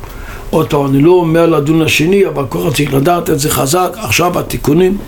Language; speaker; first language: Hebrew; non-native, local second language; Yiddish